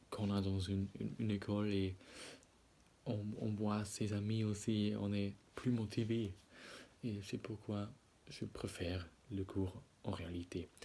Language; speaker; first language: French; non-native, learner; German